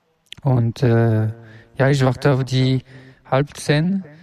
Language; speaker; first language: German; non-native, learner; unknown